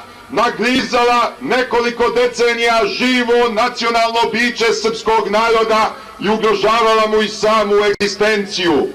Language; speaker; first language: Bosnian; native; Bosnian